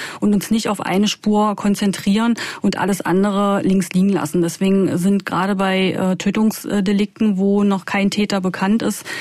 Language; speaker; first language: German; native; German